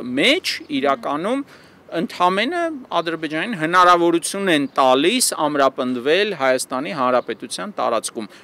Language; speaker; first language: Armenian; native; Armenian